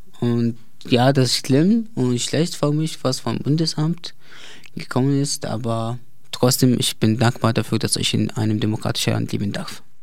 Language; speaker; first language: German; non-native, learner; Arabic